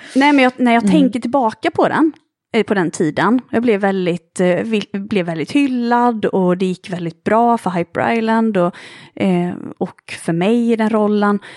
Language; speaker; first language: Swedish; native; Swedish